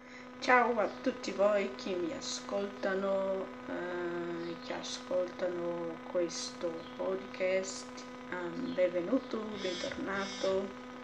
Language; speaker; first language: Italian; non-native, learner; Portuguese